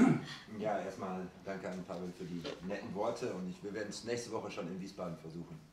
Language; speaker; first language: German; native; German